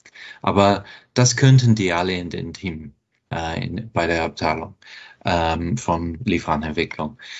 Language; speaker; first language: German; non-native, fluent; English